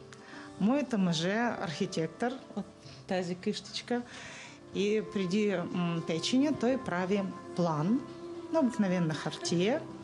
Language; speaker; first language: Bulgarian; non-native, learner; Russian